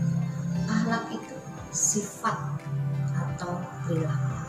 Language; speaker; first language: Indonesian; native; Indonesian